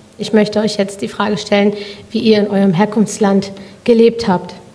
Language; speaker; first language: German; native; German